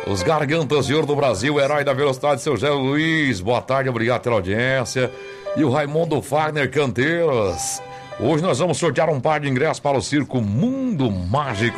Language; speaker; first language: Portuguese; native; Portuguese